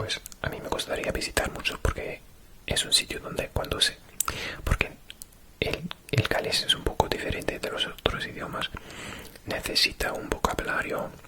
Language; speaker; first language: Spanish; non-native, fluent; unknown